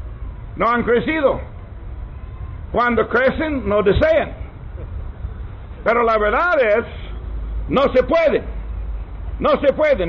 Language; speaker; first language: Spanish; non-native, fluent; English